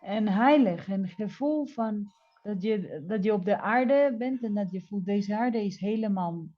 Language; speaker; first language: Dutch; non-native, fluent; Spanish